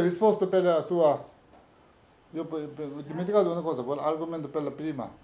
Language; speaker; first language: Italian; non-native, learner; Tibetan